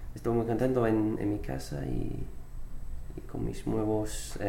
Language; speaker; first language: Spanish; non-native, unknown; English